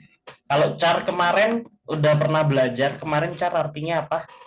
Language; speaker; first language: Indonesian; native; Indonesian